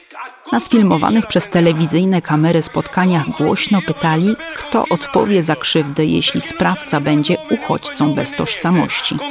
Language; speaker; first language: Polish; native; Polish